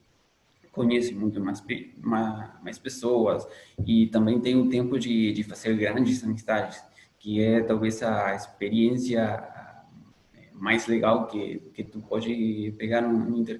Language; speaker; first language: Portuguese; non-native, fluent; Spanish